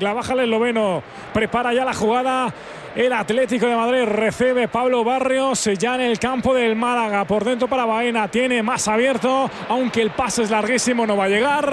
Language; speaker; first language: Spanish; native; Spanish